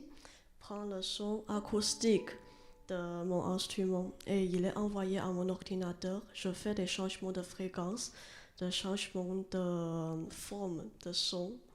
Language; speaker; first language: French; non-native, learner; Chinese